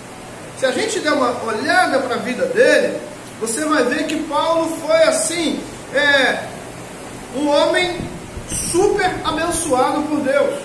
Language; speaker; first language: Portuguese; native; Portuguese